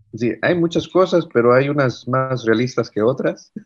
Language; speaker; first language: Spanish; native; Spanish